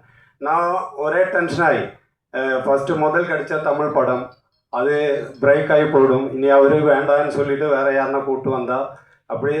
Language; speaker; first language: Tamil; non-native, learner; Malayalam